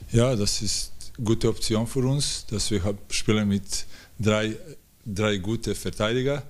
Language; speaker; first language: German; non-native, learner; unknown